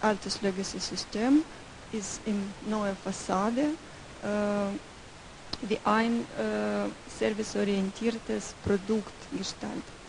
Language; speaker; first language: German; non-native, learner; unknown